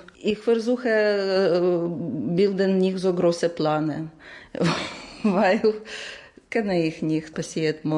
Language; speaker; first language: German; non-native, learner; Ukrainian